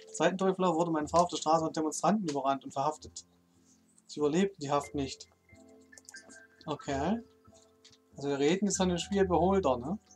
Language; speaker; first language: German; native; German